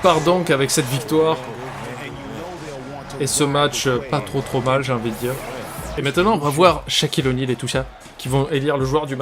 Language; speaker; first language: French; native; French